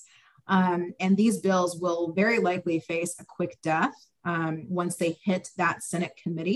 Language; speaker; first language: English; native; English